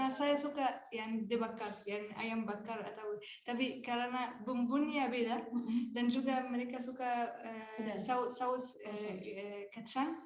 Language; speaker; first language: Indonesian; non-native, learner; Arabic